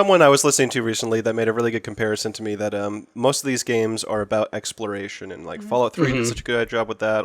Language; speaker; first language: English; native; English